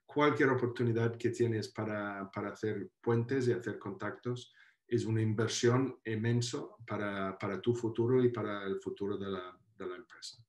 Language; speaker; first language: Spanish; non-native, fluent; Welsh